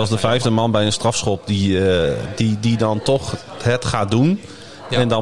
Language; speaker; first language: Dutch; native; Dutch